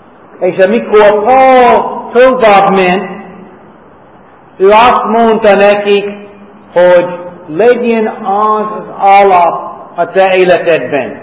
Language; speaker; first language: Hungarian; non-native, learner; English